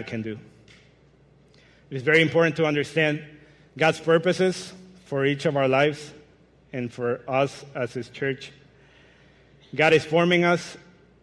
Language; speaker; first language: English; non-native, fluent; Spanish